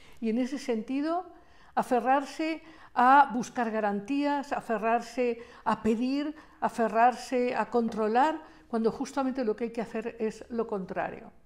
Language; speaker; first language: Spanish; native; Spanish